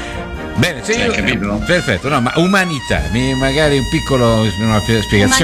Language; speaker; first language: Italian; native; Italian